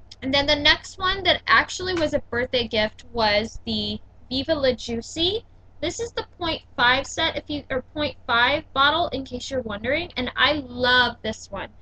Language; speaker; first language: English; native; English